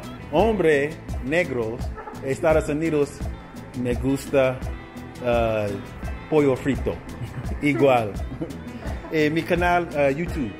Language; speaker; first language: Spanish; non-native, learner; English